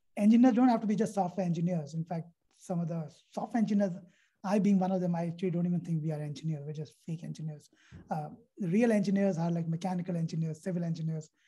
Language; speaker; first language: English; non-native, local second language; Hindi